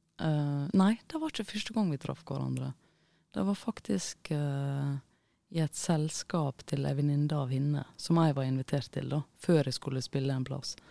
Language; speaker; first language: Norwegian; native; Norwegian